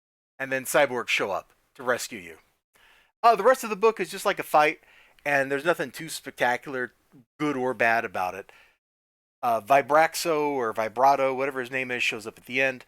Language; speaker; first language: English; native; English